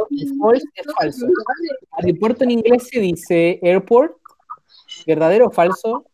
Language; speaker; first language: Spanish; native; Spanish